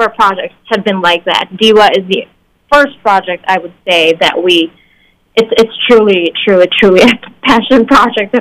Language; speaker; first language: English; non-native, local second language; Filipino